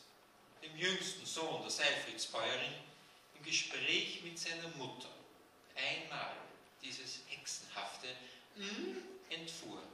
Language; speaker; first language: German; native; German